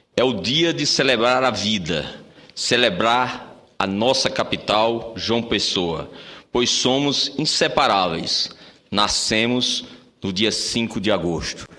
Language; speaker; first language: Portuguese; native; Portuguese